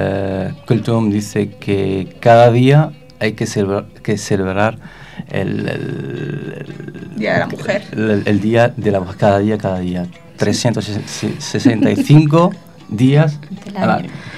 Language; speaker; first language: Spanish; non-native, fluent; Arabic